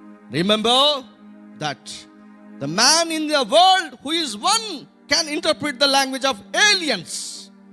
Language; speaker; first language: English; non-native, local second language; Telugu